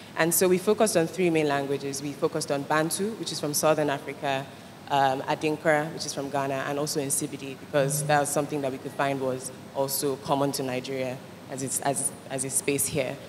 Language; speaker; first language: English; non-native, local second language; Igbo